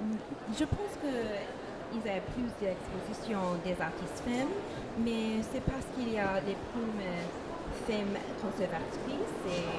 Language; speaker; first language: French; non-native, learner; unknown